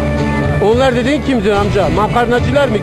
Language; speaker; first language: Turkish; non-native, local second language; Kurdish